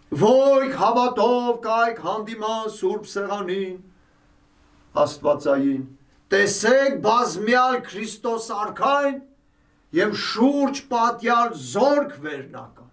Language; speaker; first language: Armenian; native; Armenian